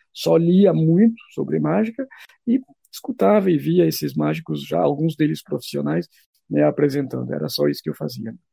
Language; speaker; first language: Portuguese; non-native, fluent; French